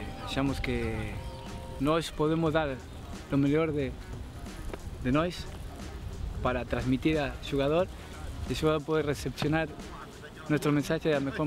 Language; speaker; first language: Portuguese; non-native, learner; Spanish